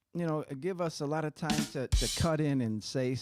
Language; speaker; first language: English; native; English